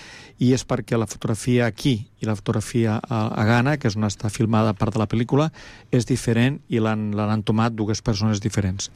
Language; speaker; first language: Catalan; native; Catalan